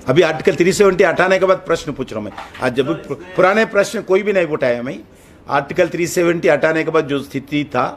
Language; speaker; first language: Hindi; non-native, local second language; Telugu